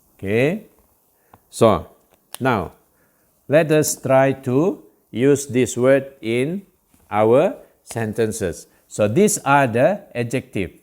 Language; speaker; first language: English; non-native, local second language; Malay